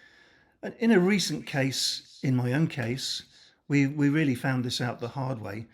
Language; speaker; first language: English; native; English